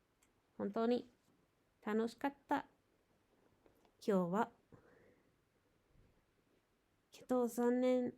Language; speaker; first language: Japanese; non-native, learner; English